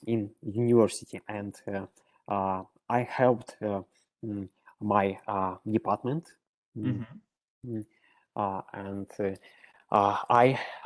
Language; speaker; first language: English; non-native, learner; Russian